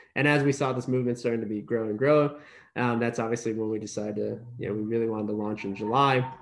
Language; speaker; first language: English; native; English